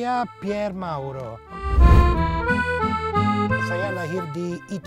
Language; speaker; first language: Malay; non-native, learner; Italian